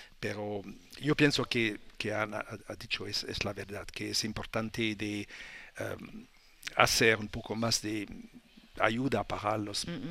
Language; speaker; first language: Spanish; non-native, learner; French